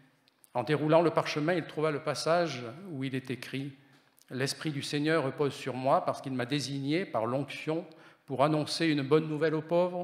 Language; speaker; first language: French; native; French